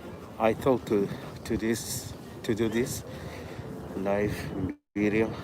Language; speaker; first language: English; non-native, learner; Spanish